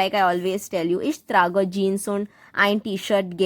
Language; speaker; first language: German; non-native, learner; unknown